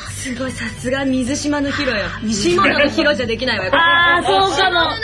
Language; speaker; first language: Japanese; native; Japanese